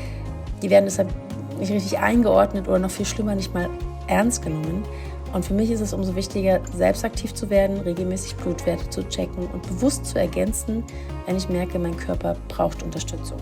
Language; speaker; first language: German; native; German